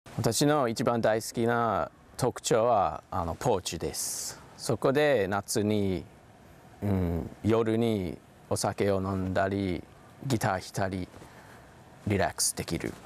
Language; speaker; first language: Japanese; non-native, learner; English